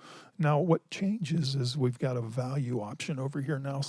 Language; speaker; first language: English; native; English